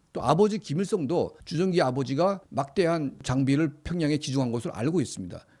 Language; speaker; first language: Korean; native; Korean